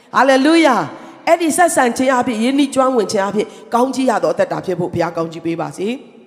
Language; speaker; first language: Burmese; non-native, local second language; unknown